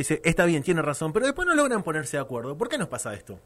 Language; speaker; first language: Spanish; native; Spanish